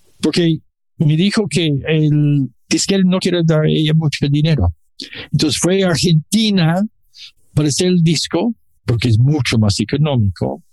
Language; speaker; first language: Spanish; non-native, learner; English